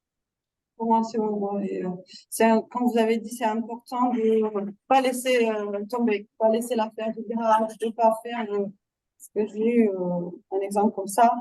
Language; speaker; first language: French; non-native, fluent; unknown